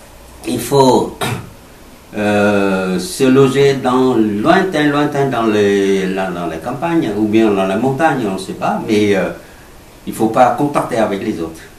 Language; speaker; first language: French; non-native, learner; Vietnamese